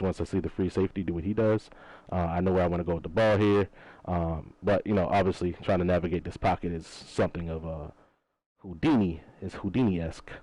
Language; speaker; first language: English; native; English